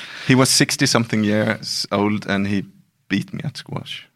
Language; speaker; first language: English; non-native, fluent; Norwegian